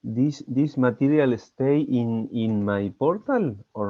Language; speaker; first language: English; non-native, learner; Spanish